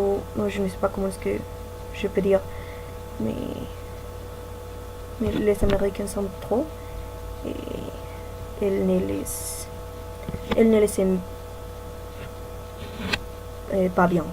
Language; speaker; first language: French; non-native, learner; Spanish